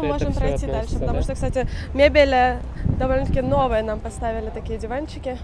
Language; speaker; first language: Russian; native; Russian